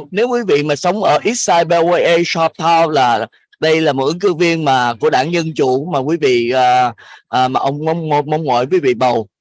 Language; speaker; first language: Vietnamese; native; Vietnamese